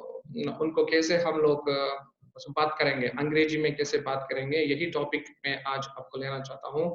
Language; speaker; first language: Hindi; non-native, local second language; Tamil